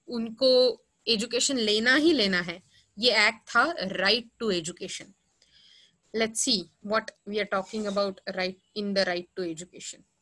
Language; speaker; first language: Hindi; non-native, local second language; Marathi